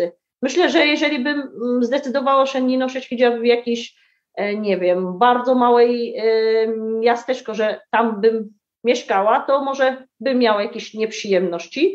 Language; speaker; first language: Polish; early bilingual, heritage; Arabic